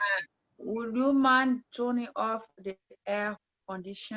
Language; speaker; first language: English; non-native, learner; French